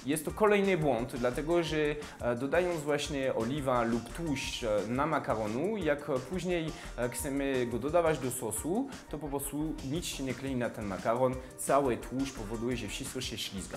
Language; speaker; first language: Polish; non-native, fluent; French